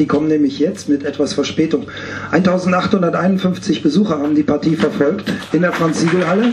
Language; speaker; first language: German; native; German